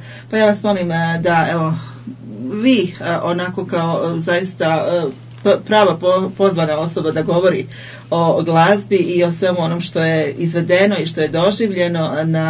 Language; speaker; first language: Serbian; native; Serbian